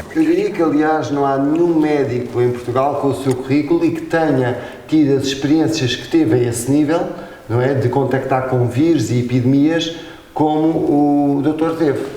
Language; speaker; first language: Portuguese; native; Portuguese